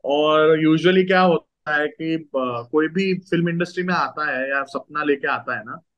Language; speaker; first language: Hindi; non-native, local second language; Gujarati